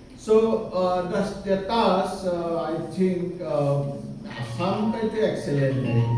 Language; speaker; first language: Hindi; non-native, local second language; Assamese